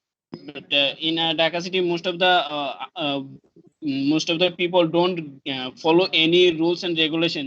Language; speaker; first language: English; non-native, learner; Bangla